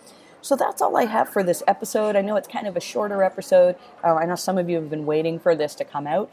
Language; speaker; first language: English; native; English